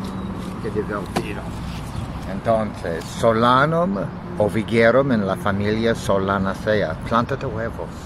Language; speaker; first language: Spanish; non-native, learner; English